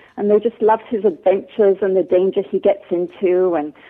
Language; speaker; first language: English; native; English